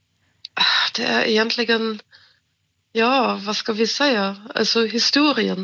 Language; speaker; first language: Swedish; non-native, fluent; German